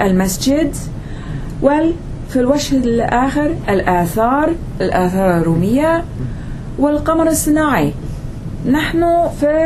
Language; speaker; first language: Arabic; non-native, fluent; English